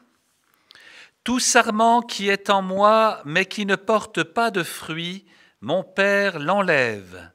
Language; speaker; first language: French; native; French